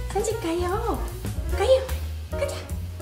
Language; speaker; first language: Korean; non-native, learner; Dutch